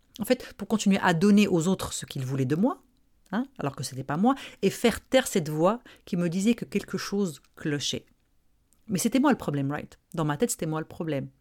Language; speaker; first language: French; non-native, local second language; Arabic